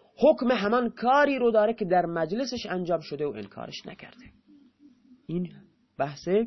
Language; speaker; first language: Persian; non-native, local second language; Baluchi